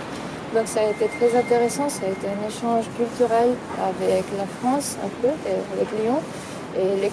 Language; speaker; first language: French; non-native, fluent; Spanish